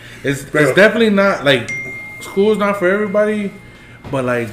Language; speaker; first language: English; early bilingual, other home language; Spanish